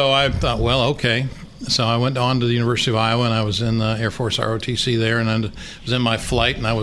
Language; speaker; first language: English; native; English